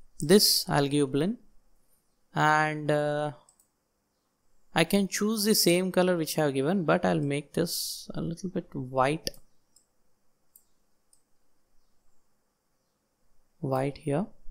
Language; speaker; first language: English; non-native, local second language; Telugu